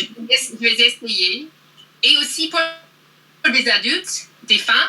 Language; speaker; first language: French; non-native, learner; English